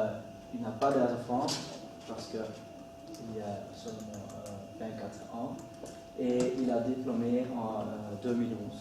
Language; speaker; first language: French; non-native, learner; Dutch